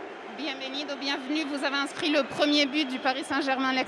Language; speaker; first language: French; native; French